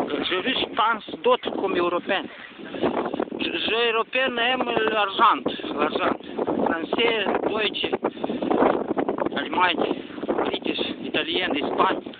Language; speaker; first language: French; non-native, learner; Romanian